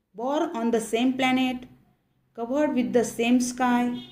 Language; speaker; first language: English; non-native, local second language; Marathi